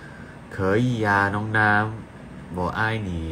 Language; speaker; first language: Chinese; non-native, learner; Thai